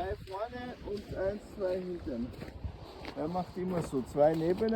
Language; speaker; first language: German; native; German